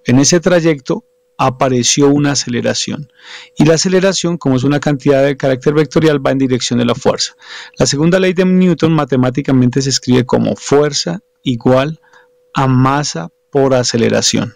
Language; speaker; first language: Spanish; native; Spanish